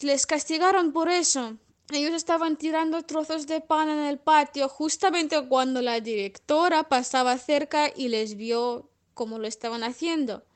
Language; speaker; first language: Spanish; non-native, fluent; Russian